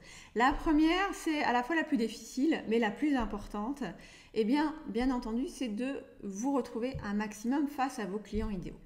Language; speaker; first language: French; native; French